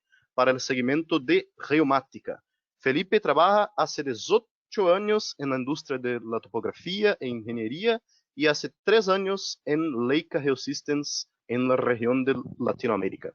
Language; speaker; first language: Spanish; non-native, local second language; Portuguese